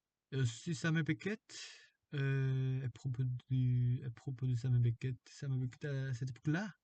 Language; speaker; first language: French; non-native, fluent; Korean